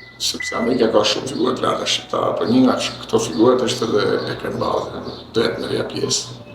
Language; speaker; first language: Albanian; native; Albanian